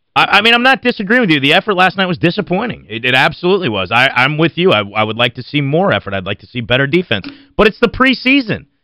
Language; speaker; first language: English; native; English